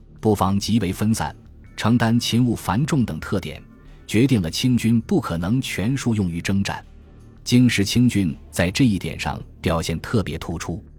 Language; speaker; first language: Chinese; native; Chinese